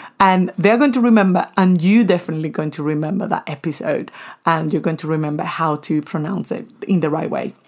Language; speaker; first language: English; non-native, fluent; Spanish